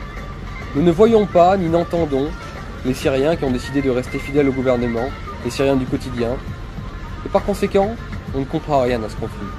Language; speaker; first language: French; native; French